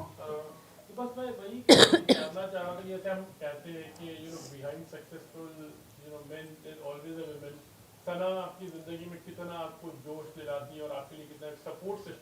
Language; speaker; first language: Hindi; native; Hindi